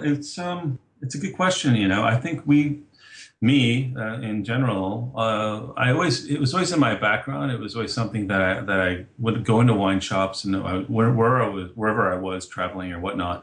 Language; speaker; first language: English; native; English